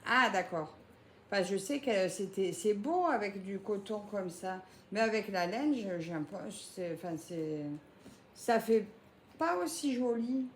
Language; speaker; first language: French; native; French